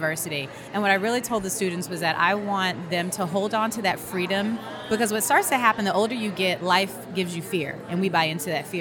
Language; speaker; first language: English; native; English